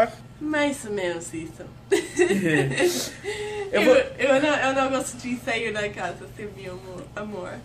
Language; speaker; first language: Portuguese; non-native, fluent; English